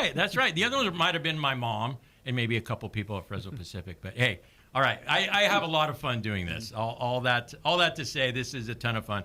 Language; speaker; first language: English; native; English